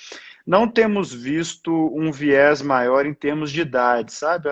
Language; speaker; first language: Portuguese; native; Portuguese